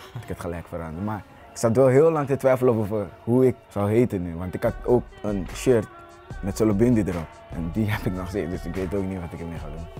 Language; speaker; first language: Dutch; early bilingual, other home language; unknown